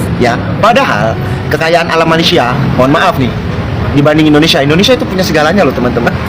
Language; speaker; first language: Indonesian; native; Indonesian